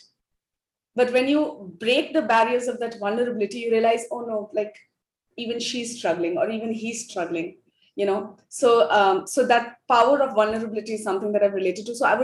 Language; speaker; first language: English; non-native, local second language; Hindi